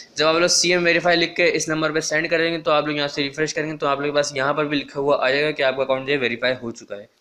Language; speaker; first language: Urdu; non-native, local second language; Punjabi